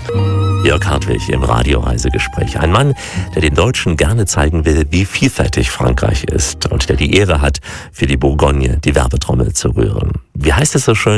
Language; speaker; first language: German; native; German